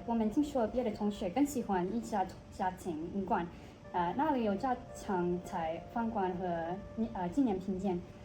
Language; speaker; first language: Chinese; non-native, learner; English